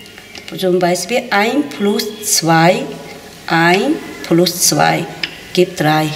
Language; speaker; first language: German; non-native, learner; Chinese